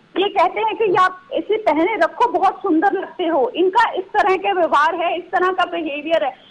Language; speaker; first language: Hindi; non-native, local second language; Punjabi